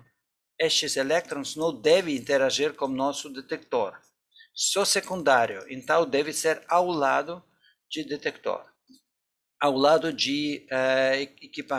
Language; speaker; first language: Portuguese; non-native, fluent; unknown